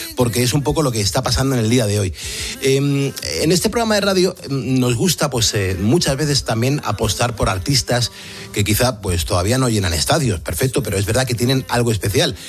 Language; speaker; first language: Spanish; native; Spanish